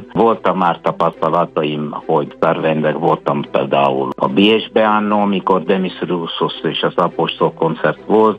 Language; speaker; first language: Hungarian; non-native, fluent; Italian